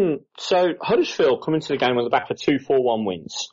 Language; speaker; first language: English; native; English